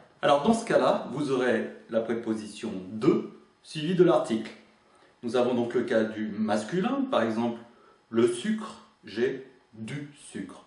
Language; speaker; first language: French; native; French